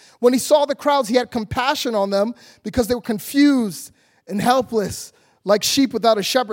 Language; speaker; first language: English; native; English